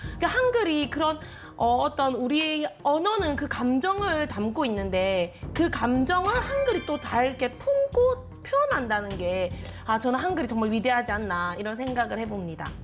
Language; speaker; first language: Korean; native; Korean